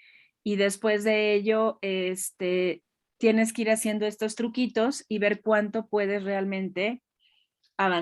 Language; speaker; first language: Spanish; native; Spanish